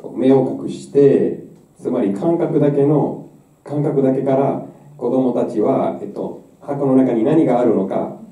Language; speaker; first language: Japanese; non-native, fluent; Spanish